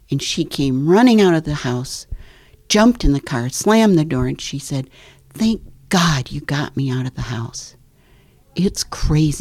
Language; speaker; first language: English; native; English